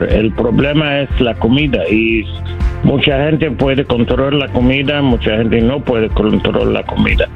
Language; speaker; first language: Spanish; non-native, learner; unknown